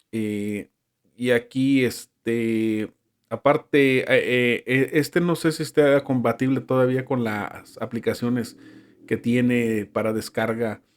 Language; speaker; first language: Spanish; native; Spanish